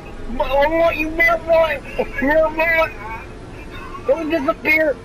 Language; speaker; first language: English; native; English